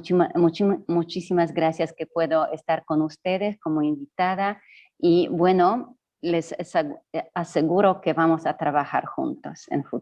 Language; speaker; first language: Spanish; non-native, fluent; Polish